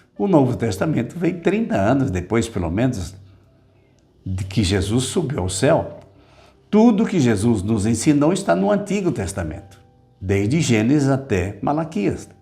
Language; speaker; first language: Portuguese; native; Portuguese